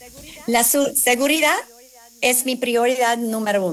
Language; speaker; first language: Spanish; non-native, fluent; English